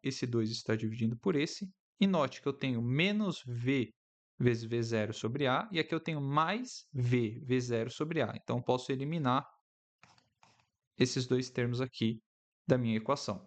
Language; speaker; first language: Portuguese; native; Portuguese